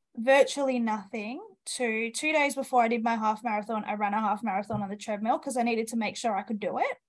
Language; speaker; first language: English; native; English